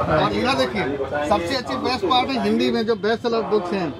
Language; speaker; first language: Hindi; native; Hindi